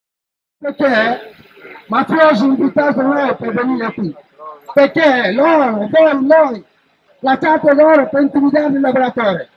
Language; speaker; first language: Italian; non-native, learner; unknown